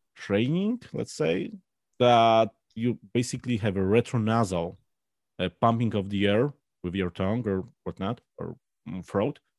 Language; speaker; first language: English; non-native, fluent; Polish